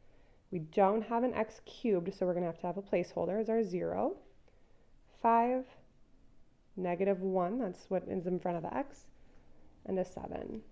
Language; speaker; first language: English; native; English